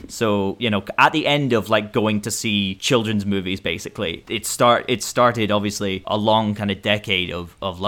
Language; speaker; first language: English; native; English